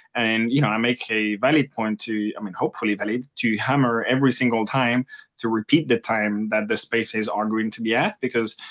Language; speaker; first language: English; non-native, fluent; French